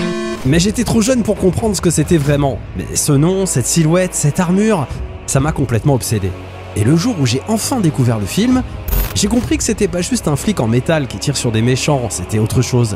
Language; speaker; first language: French; native; French